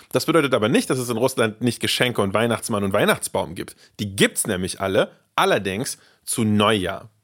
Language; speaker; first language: German; early bilingual, other home language; Russian